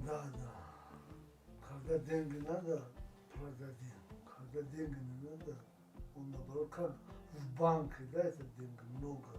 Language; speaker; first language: Russian; non-native, local second language; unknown